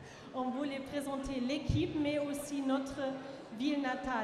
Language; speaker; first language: French; non-native, fluent; German